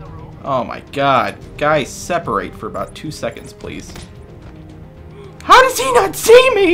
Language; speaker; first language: English; native; English